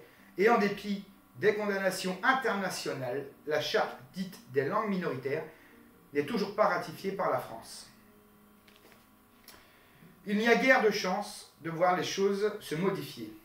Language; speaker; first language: French; native; French